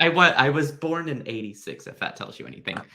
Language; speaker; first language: English; native; English